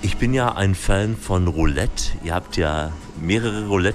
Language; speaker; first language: German; native; German